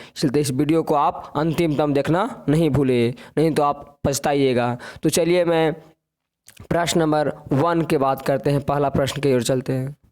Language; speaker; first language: Hindi; native; Hindi